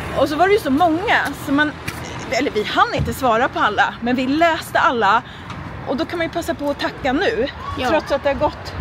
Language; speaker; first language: Swedish; native; Swedish